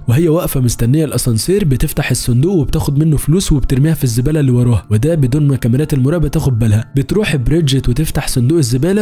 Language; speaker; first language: Arabic; native; Arabic